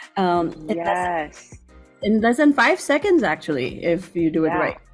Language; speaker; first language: English; non-native, local second language; Gujarati